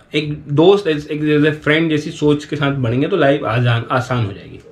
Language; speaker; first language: Hindi; native; Hindi